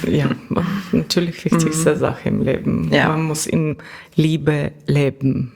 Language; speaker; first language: German; non-native, learner; Russian